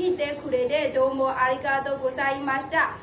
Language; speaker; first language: Japanese; non-native, learner; Burmese